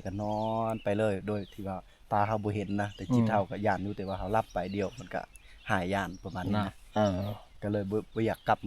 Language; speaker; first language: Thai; non-native, local second language; Lao